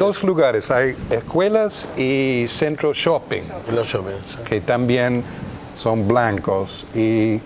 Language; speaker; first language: Spanish; non-native, fluent; English